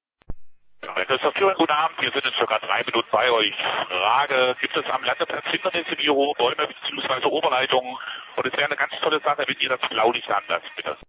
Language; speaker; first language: German; native; German